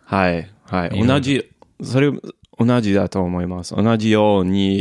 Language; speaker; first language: Japanese; non-native, learner; English